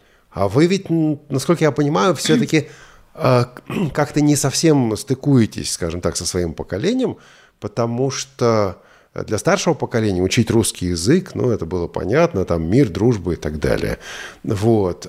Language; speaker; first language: Russian; native; Russian